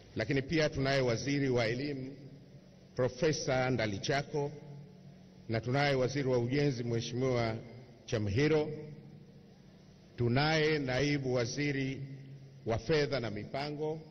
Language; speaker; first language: Swahili; native; Swahili